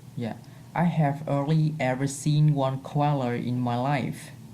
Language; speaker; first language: English; non-native, fluent; Vietnamese